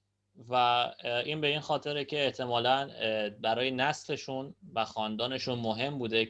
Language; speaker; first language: Persian; native; Persian